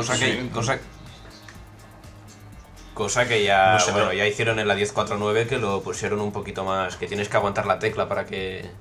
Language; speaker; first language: Spanish; native; Spanish